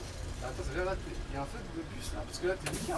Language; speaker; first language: French; native; French